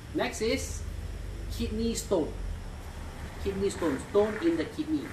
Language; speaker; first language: English; non-native, local second language; Malay